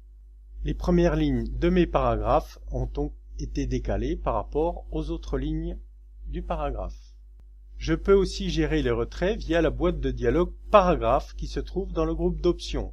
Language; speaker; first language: French; native; French